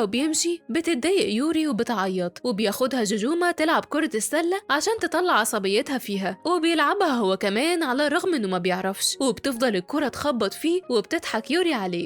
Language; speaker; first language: Arabic; native; Arabic